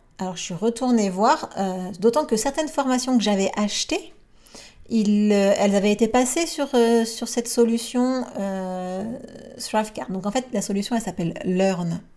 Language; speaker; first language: French; native; French